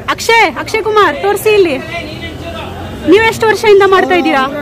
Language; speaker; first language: Kannada; non-native, local second language; Hindi